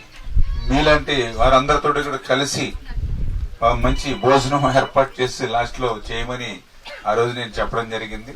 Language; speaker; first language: Telugu; native; Telugu